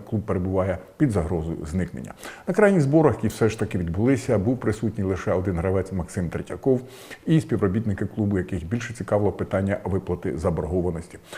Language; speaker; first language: Ukrainian; native; Ukrainian